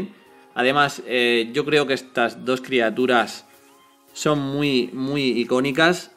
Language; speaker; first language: Spanish; native; Spanish